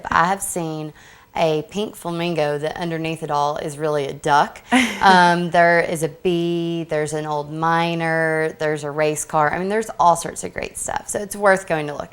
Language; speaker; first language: English; native; English